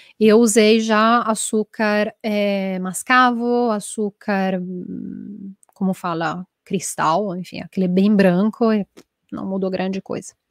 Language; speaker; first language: Portuguese; non-native, fluent; Italian